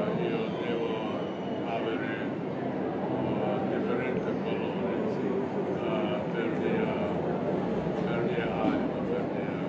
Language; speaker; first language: Italian; non-native, learner; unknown